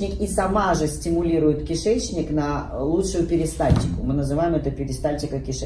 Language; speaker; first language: Russian; native; Russian